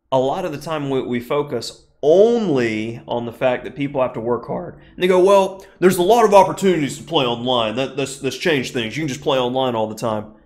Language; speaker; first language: English; native; English